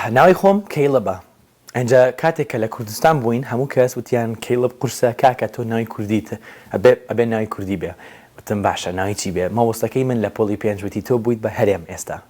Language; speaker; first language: Kurdish; early bilingual, other home language; English